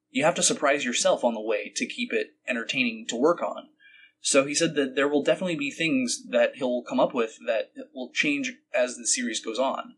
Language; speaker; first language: English; native; English